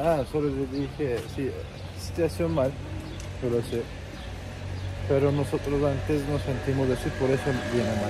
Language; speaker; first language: Spanish; non-native, learner; Turkish